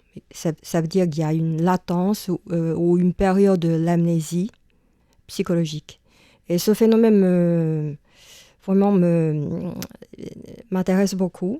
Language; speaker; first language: French; non-native, fluent; Chinese